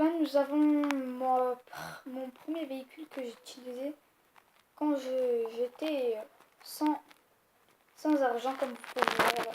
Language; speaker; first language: French; native; French